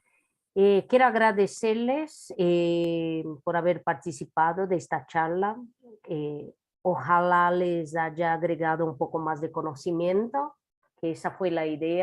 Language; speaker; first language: Spanish; non-native, fluent; Portuguese